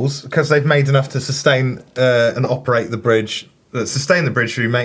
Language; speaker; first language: English; native; English